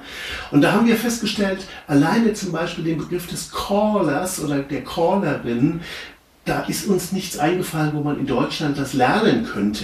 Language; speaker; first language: German; native; German